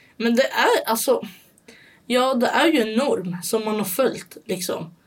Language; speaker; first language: Swedish; early bilingual, other home language; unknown